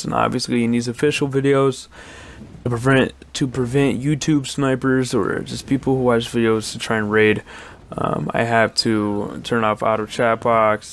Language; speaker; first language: English; native; English